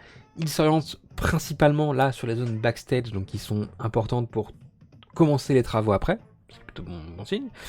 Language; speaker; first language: French; native; French